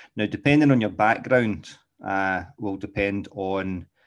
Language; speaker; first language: English; native; English